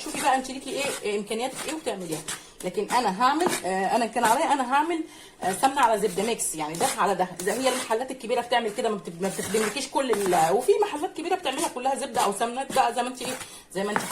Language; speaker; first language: Arabic; native; Arabic